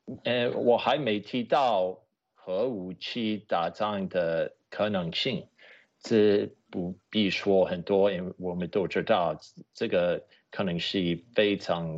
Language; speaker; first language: Chinese; non-native, fluent; English